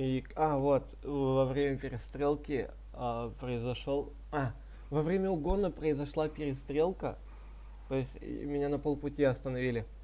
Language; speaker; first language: Russian; native; Russian